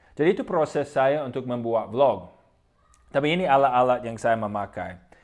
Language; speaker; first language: Indonesian; non-native, fluent; English